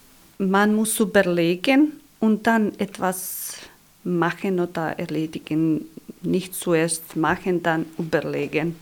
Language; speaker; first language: German; non-native, learner; Croatian